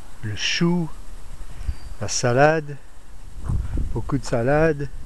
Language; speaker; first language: French; non-native, learner; English